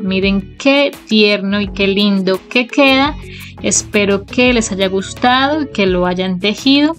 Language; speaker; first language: Spanish; native; Spanish